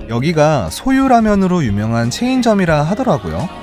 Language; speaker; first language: Korean; native; Korean